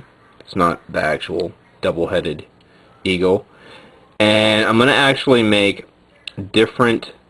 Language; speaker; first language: English; native; English